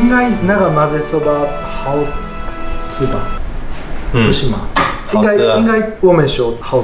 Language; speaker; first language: Chinese; non-native, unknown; Japanese